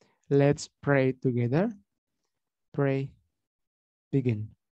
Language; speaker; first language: English; non-native, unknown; Indonesian